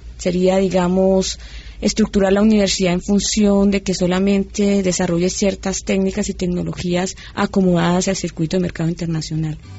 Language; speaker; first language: Spanish; native; Spanish